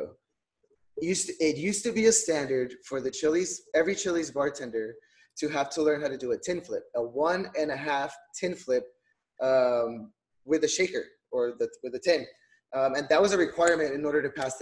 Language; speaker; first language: English; native; English